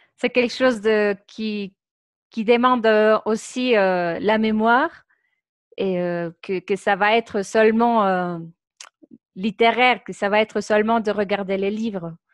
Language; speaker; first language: French; non-native, fluent; Spanish